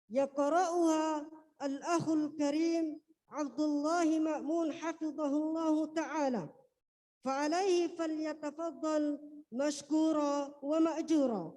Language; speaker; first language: Arabic; non-native, fluent; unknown